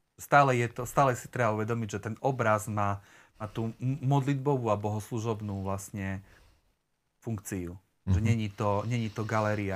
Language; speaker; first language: Slovak; native; Slovak